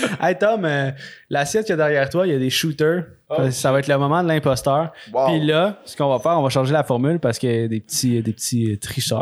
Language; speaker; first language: French; native; French